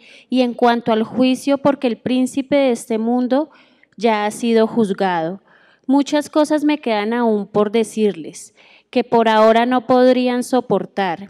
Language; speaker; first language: Spanish; native; Spanish